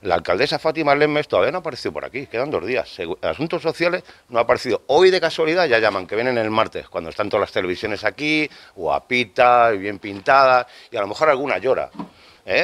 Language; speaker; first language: Spanish; native; Spanish